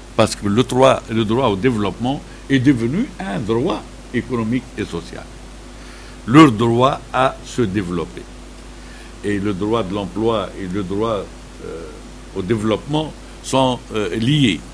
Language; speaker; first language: French; non-native, local second language; Arabic